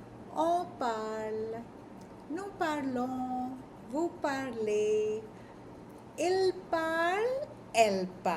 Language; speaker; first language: French; non-native, fluent; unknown